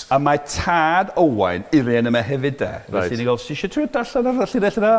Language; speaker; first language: Welsh; non-native, fluent; English